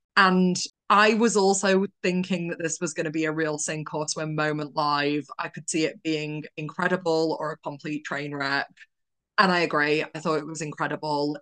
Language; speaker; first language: English; early bilingual, other home language; Polish